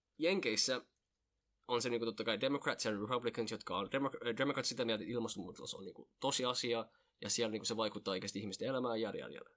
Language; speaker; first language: Finnish; early bilingual, other home language; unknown